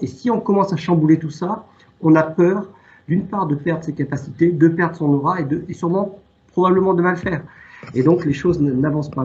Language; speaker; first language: French; native; French